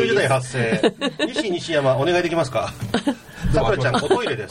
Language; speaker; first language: Japanese; native; Japanese